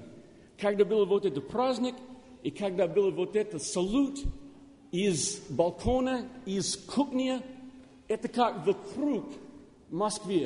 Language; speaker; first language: Russian; non-native, learner; English